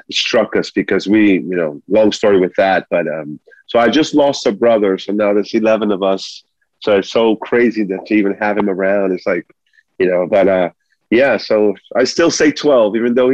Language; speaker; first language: English; early bilingual, other home language; Spanish